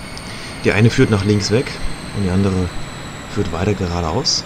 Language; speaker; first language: German; native; German